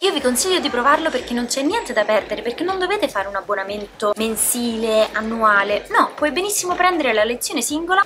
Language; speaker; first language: Italian; native; Italian